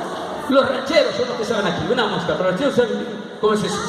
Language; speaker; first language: Spanish; native; Spanish